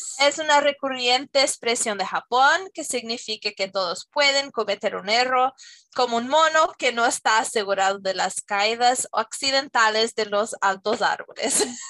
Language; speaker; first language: Spanish; non-native, fluent; English